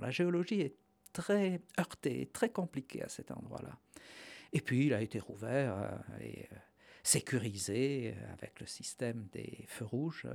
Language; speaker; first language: French; native; French